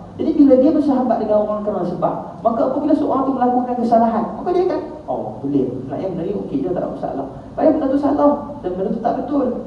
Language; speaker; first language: Malay; native; Malay